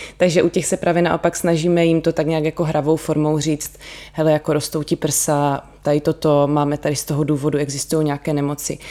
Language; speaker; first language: Czech; native; Czech